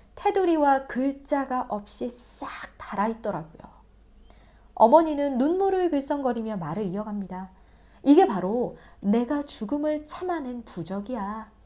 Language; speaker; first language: Korean; native; Korean